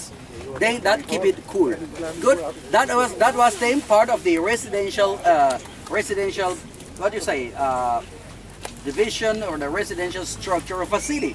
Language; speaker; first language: English; non-native, fluent; Spanish